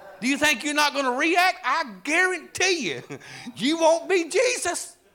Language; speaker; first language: English; native; English